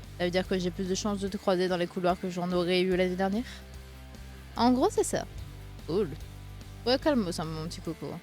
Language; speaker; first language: French; native; French